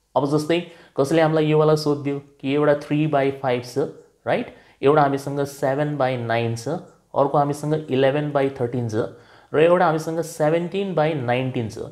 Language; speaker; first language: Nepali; native; Nepali